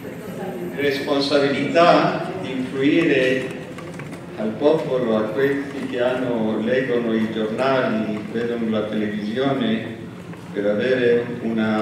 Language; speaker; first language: Italian; non-native, fluent; Spanish